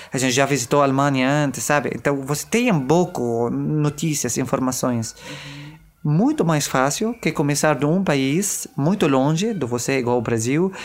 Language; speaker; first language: Portuguese; non-native, learner; Arabic